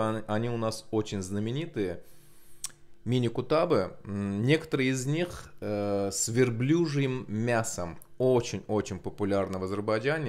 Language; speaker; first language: Russian; non-native, local second language; Azerbaijani